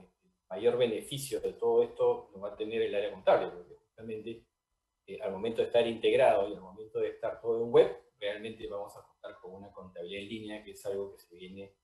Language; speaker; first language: Spanish; native; Spanish